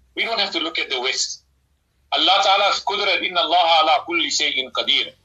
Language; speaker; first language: English; native; English